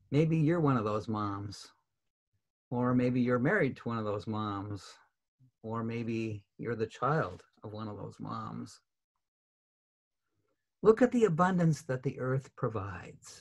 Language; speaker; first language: English; native; English